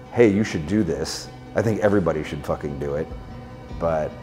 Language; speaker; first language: English; native; English